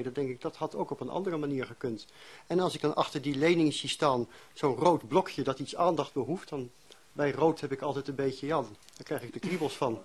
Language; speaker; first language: Dutch; native; Dutch